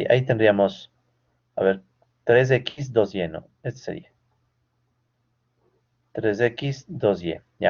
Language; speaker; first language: Spanish; native; Spanish